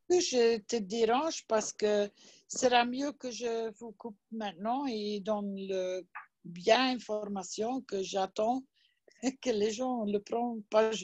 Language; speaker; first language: French; non-native, learner; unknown